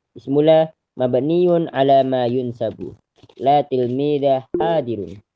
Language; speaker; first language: Arabic; non-native, learner; Indonesian